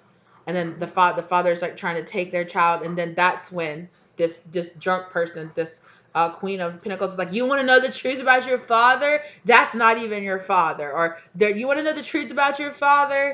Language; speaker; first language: English; native; English